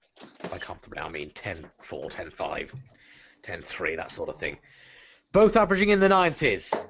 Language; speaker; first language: English; native; English